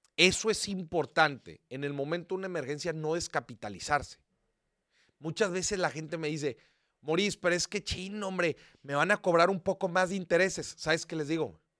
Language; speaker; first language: Spanish; native; Spanish